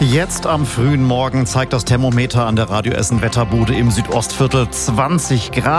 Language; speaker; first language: German; native; German